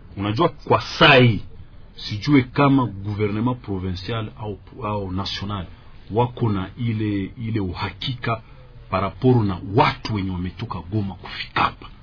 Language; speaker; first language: Swahili; native; Swahili